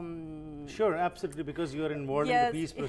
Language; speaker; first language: English; non-native, fluent; Punjabi